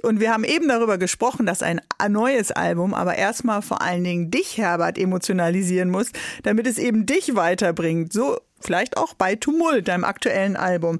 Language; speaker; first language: German; native; German